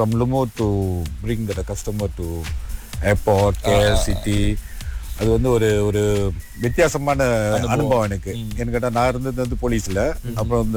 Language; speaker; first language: Tamil; early bilingual, heritage; Tamil